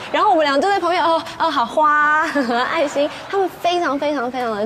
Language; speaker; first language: Chinese; native; Chinese